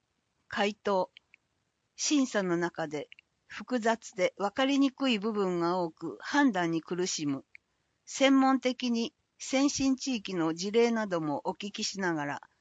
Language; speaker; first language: Japanese; native; Japanese